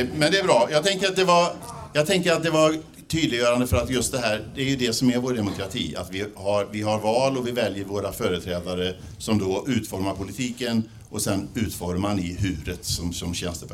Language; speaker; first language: Swedish; native; Swedish